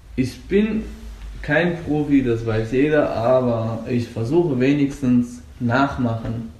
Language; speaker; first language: German; non-native, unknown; Persian